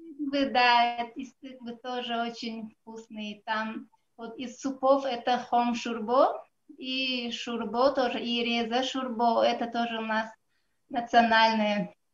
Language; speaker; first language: Russian; non-native, local second language; Tajik